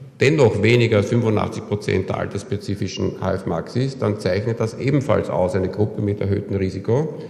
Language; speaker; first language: German; native; German